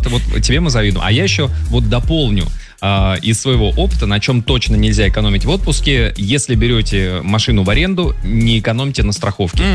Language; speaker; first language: Russian; native; Russian